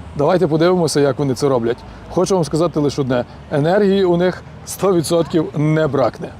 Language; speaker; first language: Ukrainian; native; Ukrainian